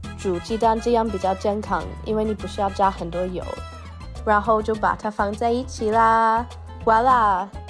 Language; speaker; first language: Chinese; non-native, fluent; English